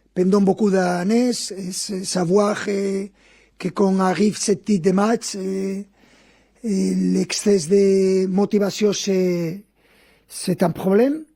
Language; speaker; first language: French; non-native, fluent; Spanish